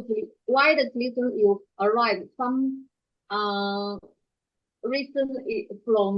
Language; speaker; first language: English; non-native, learner; Chinese